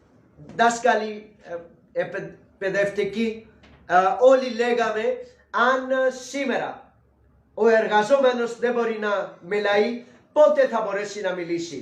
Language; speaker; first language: Greek; non-native, learner; Urdu